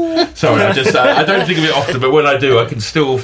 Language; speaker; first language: English; native; English